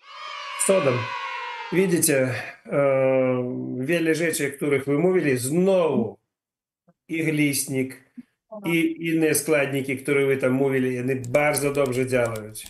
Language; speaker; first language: Polish; non-native, learner; Ukrainian